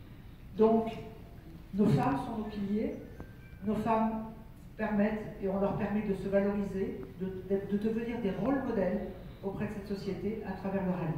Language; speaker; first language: French; native; French